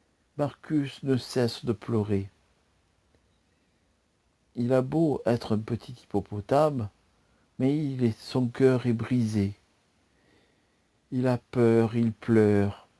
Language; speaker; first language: French; native; French